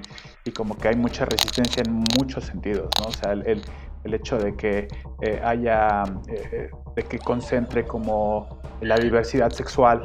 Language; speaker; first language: Spanish; native; Spanish